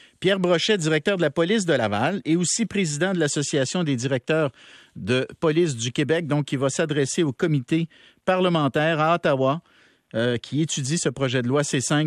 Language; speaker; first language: French; native; French